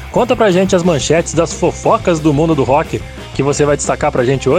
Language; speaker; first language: Portuguese; native; Portuguese